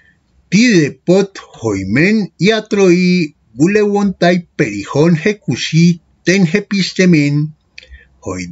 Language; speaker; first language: Greek; non-native, fluent; Spanish